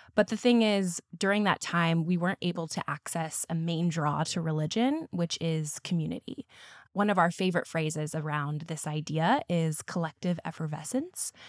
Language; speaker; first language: English; native; English